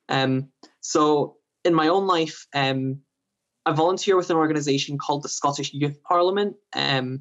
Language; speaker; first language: English; native; English